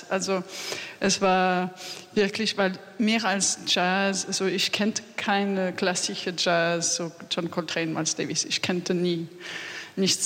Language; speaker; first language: German; non-native, learner; French